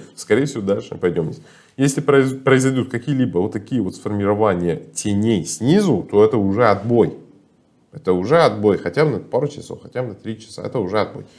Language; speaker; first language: Russian; non-native, fluent; Persian